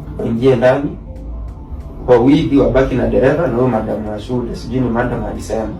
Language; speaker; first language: Swahili; non-native, local second language; Gusii